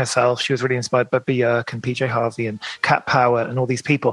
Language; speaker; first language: English; native; English